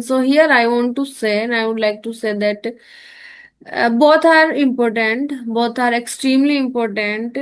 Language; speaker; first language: English; non-native, learner; Hindi